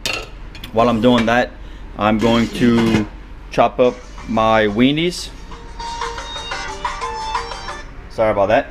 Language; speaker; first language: English; native; English